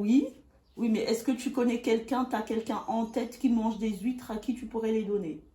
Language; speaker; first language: French; native; French